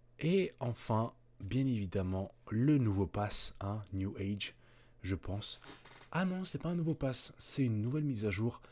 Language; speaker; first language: French; native; French